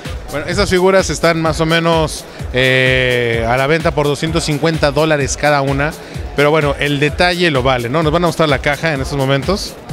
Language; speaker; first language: Spanish; native; Spanish